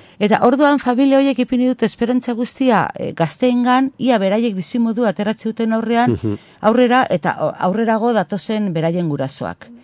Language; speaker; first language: Basque; non-native, local second language; Spanish